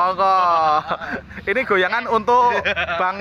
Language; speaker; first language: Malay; non-native, local second language; Javanese